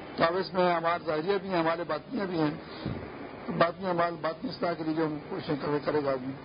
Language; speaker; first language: Urdu; non-native, local second language; Pashto